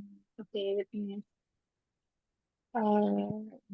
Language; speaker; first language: English; non-native, learner; Indonesian